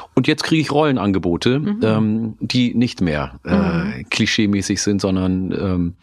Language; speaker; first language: German; non-native, local second language; Oromo